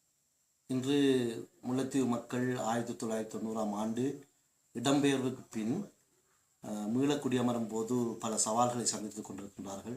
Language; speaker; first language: Tamil; native; Tamil